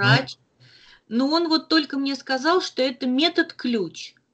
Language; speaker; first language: Russian; native; Russian